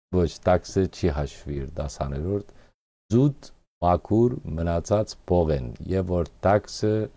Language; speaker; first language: Armenian; early bilingual, heritage; Armenian